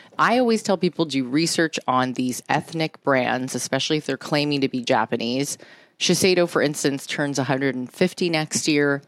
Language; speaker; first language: English; early bilingual, other home language; Japanese